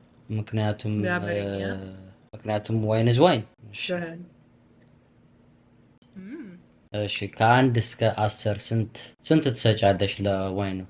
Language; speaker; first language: Amharic; non-native, learner; Arabic